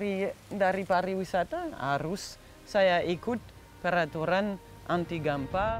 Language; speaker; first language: Indonesian; non-native, fluent; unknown